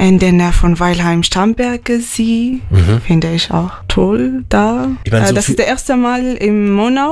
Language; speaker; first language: German; non-native, learner; Arabic